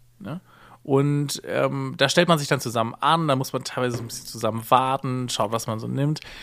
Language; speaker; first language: German; native; German